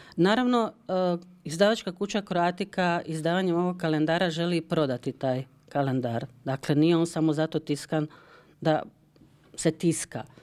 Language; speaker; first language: Croatian; early bilingual, heritage; Croatian